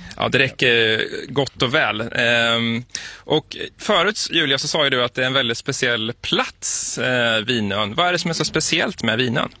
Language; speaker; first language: Swedish; native; Swedish